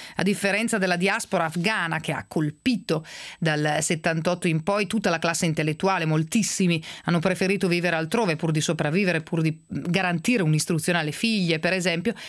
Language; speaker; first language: Italian; native; Italian